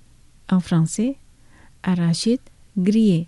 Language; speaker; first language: French; non-native, fluent; Indonesian